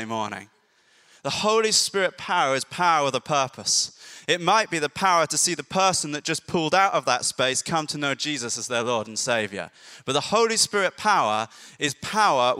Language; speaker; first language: English; native; English